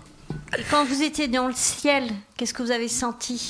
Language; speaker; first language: French; native; French